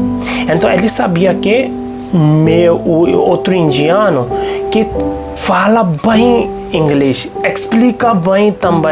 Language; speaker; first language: Portuguese; non-native, local second language; Hindi